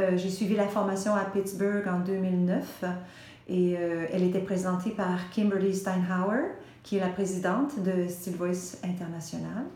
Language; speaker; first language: French; native; French